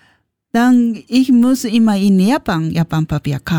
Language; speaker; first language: German; non-native, learner; Japanese